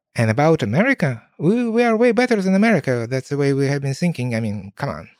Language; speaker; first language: English; non-native, fluent; Ukrainian